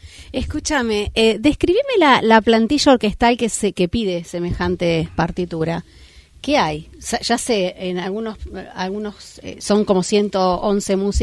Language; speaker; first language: Spanish; native; Spanish